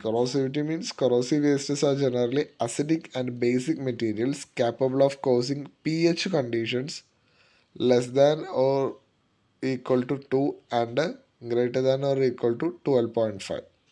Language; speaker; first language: English; non-native, local second language; Malayalam